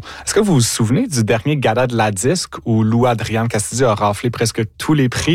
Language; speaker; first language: French; native; French